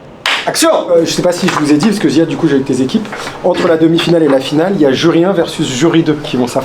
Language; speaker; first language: French; native; French